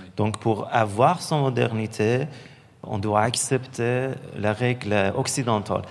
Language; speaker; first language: French; non-native, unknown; Persian